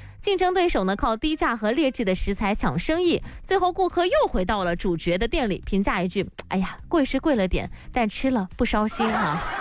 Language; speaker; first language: Chinese; non-native, local second language; Hakka Chinese